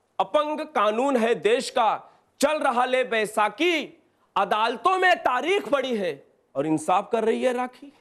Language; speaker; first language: Hindi; native; Hindi